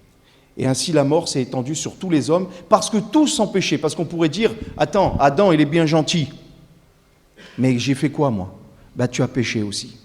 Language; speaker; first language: French; native; French